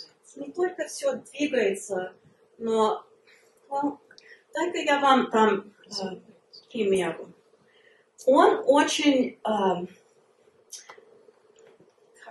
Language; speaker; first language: Russian; early bilingual, heritage; Russian